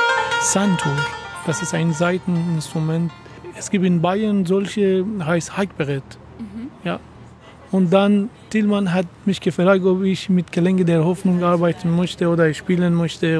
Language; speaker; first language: German; non-native, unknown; Persian